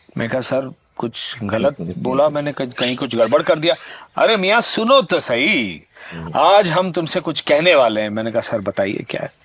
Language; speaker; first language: Hindi; non-native, local second language; Marathi